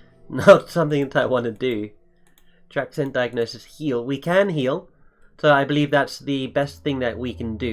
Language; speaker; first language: English; native; English